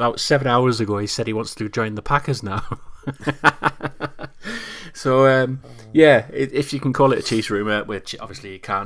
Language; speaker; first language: English; native; English